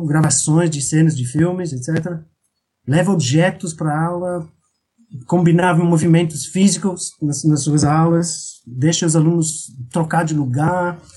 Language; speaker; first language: Portuguese; non-native, fluent; English